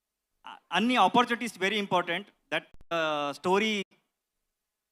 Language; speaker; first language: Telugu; non-native, learner; Kannada